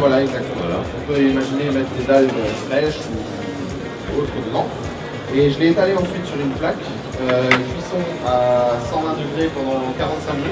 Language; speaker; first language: French; native; French